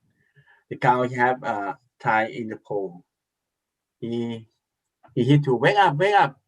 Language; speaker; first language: English; non-native, learner; Thai